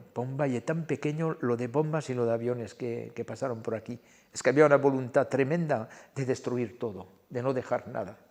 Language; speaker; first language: Spanish; early bilingual, heritage; Spanish